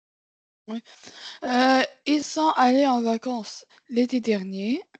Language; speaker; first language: French; non-native, learner; Arabic